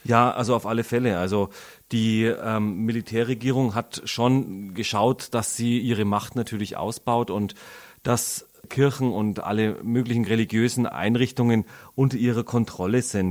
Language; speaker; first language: German; native; German